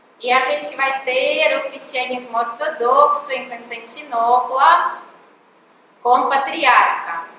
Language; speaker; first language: Portuguese; non-native, fluent; Russian